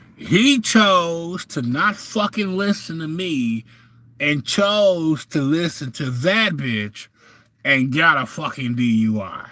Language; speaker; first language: English; native; English